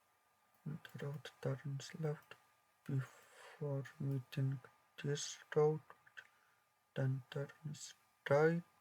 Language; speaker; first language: English; non-native, fluent; Polish